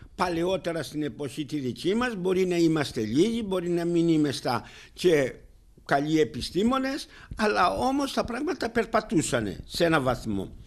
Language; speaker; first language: Greek; native; Greek